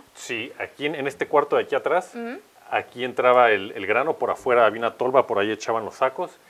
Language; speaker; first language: Spanish; native; Spanish